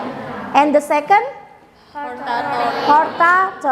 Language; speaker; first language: English; non-native, learner; Indonesian